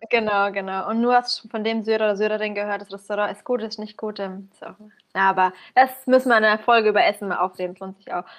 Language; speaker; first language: German; early bilingual, other home language; Persian